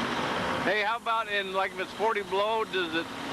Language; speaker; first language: English; native; English